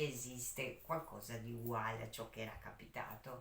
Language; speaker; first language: Italian; native; Italian